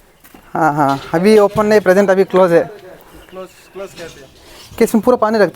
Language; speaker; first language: Hindi; non-native, local second language; Kannada